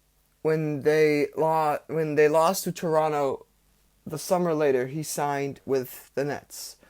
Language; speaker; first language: English; native; English